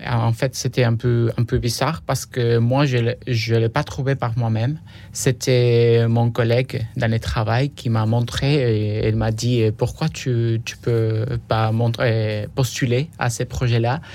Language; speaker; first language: French; non-native, fluent; Spanish